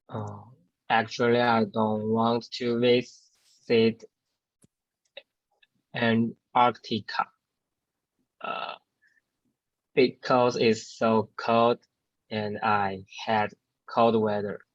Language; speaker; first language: English; non-native, learner; Chinese